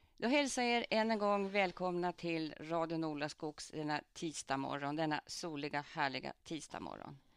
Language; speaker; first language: Swedish; native; Swedish